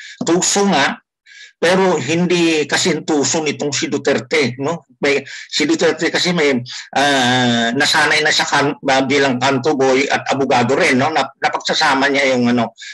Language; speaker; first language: Filipino; non-native, local second language; Iloko